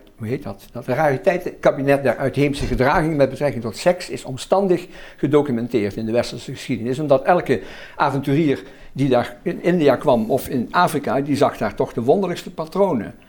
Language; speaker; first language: Dutch; native; Dutch